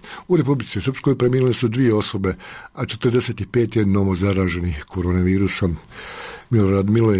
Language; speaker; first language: Croatian; native; Croatian